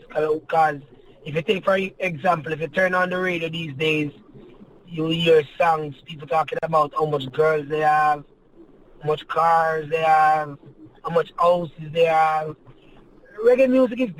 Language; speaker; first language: English; non-native, local second language; Jamaican Creole English